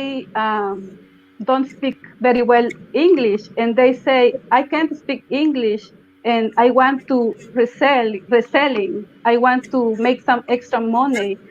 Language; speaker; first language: English; non-native, learner; Spanish